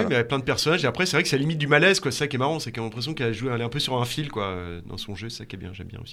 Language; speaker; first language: French; native; French